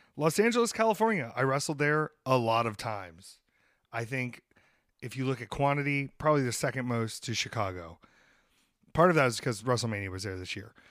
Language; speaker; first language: English; native; English